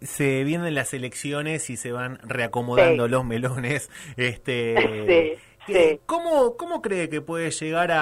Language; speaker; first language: Spanish; native; Spanish